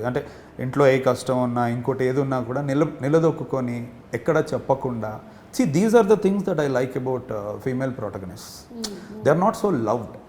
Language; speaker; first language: Telugu; native; Telugu